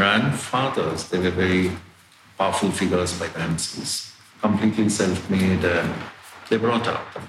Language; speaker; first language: English; non-native, local second language; Telugu